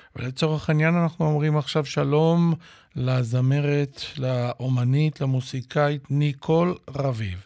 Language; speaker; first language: Hebrew; native; Hebrew